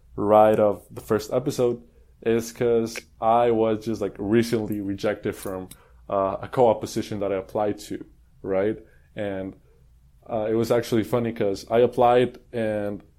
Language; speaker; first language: English; non-native, fluent; Spanish